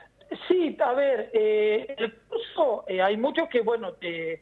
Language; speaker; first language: Spanish; native; Spanish